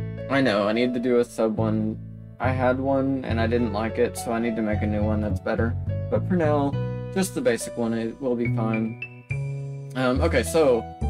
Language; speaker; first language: English; native; English